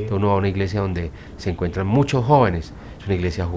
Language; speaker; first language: Spanish; native; Spanish